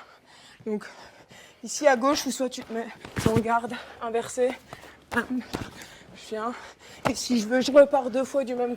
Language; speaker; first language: French; native; French